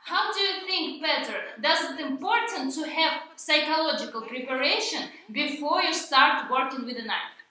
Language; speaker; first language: English; non-native, learner; Russian